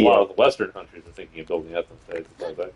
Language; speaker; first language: English; native; English